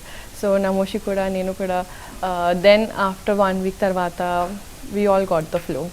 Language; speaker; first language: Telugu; non-native, local second language; Urdu